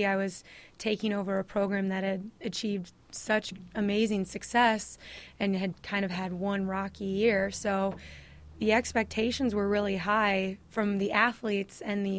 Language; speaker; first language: English; native; English